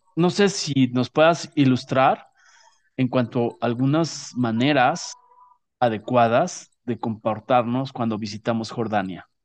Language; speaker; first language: Spanish; native; Spanish